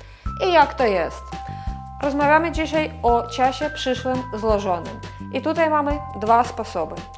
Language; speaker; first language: Polish; non-native, fluent; Russian